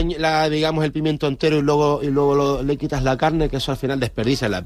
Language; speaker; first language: Spanish; native; Spanish